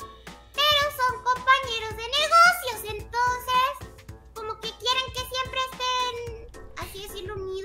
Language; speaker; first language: Spanish; native; Spanish